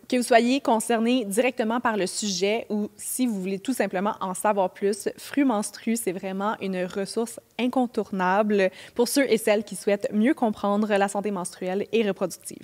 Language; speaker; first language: French; native; French